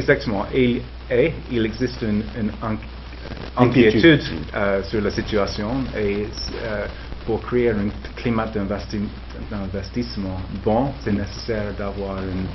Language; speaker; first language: French; non-native, fluent; English